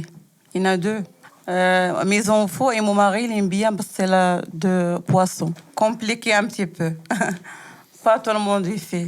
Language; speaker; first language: French; non-native, learner; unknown